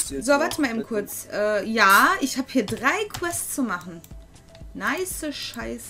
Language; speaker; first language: German; native; German